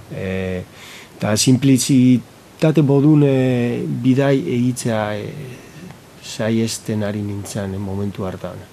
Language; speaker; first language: Basque; non-native, local second language; Spanish